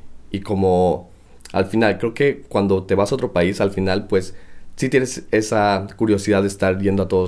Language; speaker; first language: Spanish; native; Spanish